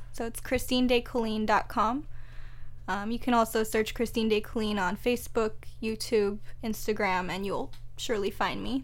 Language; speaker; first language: English; native; English